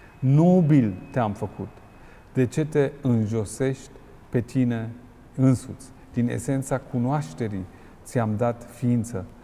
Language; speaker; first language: Romanian; non-native, fluent; German